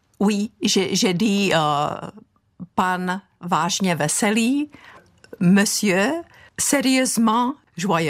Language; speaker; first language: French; non-native, fluent; Czech